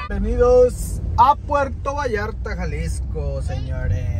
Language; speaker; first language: Spanish; native; Spanish